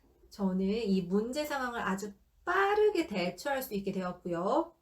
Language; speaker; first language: Korean; native; Korean